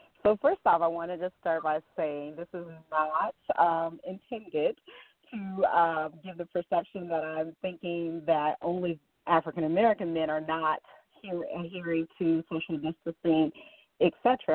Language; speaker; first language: English; native; English